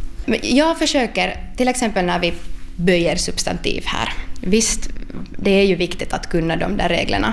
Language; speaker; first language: Swedish; non-native, local second language; Finnish